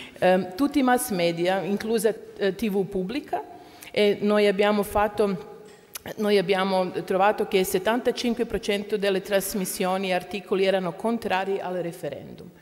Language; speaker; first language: Italian; non-native, learner; Croatian